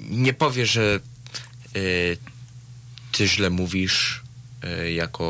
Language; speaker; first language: Polish; early bilingual, heritage; Polish